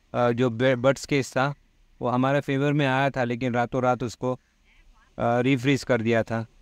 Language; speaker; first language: Hindi; non-native, local second language; Malayalam